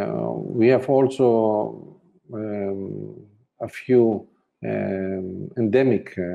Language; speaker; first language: English; non-native, fluent; Greek